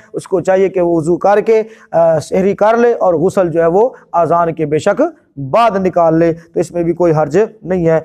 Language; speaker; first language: Urdu; non-native, local second language; Punjabi